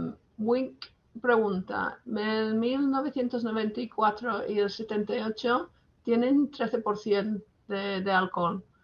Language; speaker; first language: Spanish; non-native, fluent; English